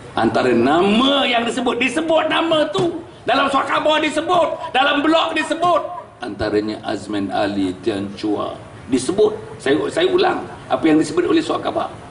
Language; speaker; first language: Malay; native; Malay